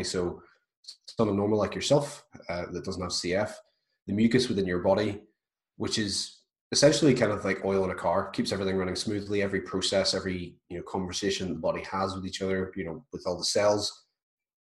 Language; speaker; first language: English; native; English